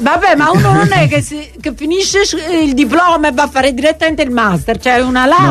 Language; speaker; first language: Italian; native; Italian